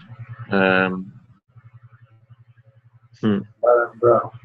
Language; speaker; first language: English; non-native, learner; Polish